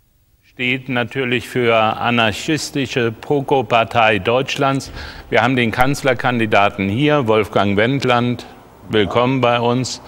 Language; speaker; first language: German; native; German